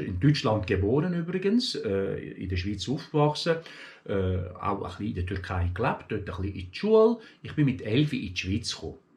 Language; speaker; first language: German; early bilingual, other home language; Turkish